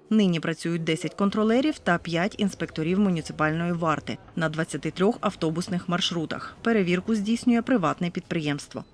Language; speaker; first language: Ukrainian; native; Ukrainian